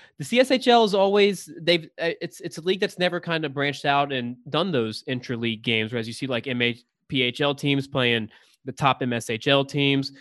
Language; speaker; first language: English; native; English